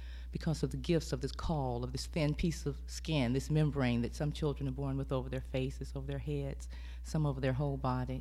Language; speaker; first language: English; native; English